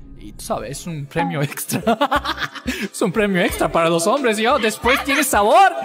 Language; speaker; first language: Spanish; non-native, fluent; Japanese